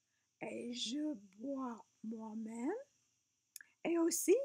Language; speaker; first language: French; non-native, learner; English